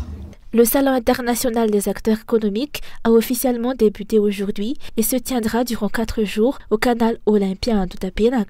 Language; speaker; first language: French; non-native, local second language; Malagasy